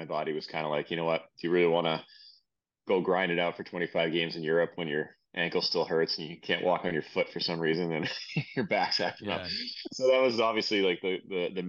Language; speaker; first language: English; native; English